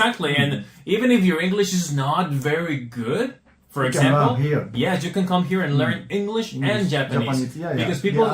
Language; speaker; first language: English; non-native, fluent; Spanish